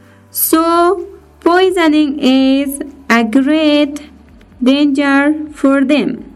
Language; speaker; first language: English; non-native, fluent; Persian